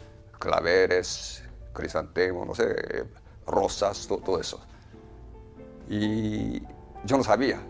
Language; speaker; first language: Spanish; non-native, fluent; Japanese